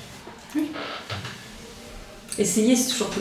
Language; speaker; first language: French; native; French